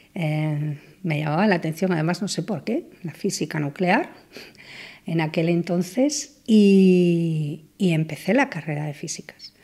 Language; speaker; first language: Spanish; native; Spanish